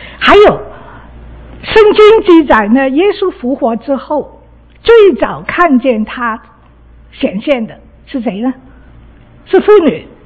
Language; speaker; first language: Chinese; non-native, local second language; Cantonese